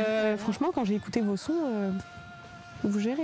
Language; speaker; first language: French; native; French